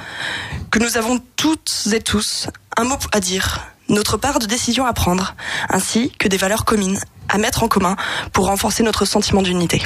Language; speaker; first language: French; native; French